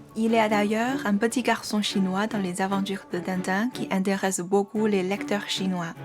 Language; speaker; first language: French; non-native, fluent; Chinese